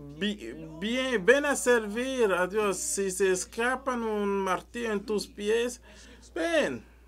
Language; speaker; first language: Spanish; non-native, learner; French